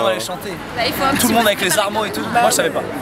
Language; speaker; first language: French; native; French